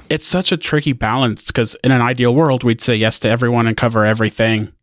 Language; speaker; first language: English; native; English